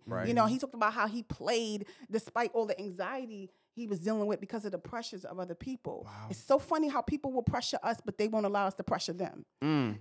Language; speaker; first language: English; native; English